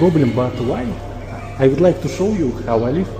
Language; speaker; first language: English; non-native, learner; Russian